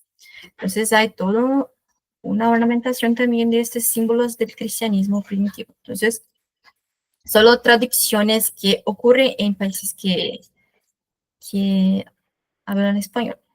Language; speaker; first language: Spanish; non-native, fluent; Portuguese